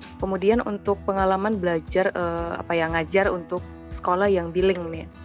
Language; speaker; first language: Indonesian; native; Indonesian